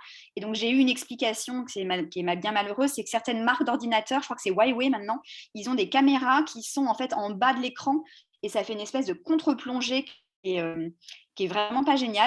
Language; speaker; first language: French; native; French